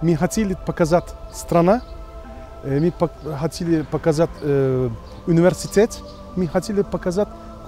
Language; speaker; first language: Russian; non-native, learner; Turkish